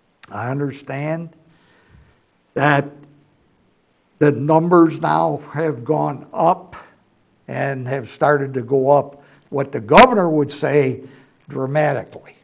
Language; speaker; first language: English; native; English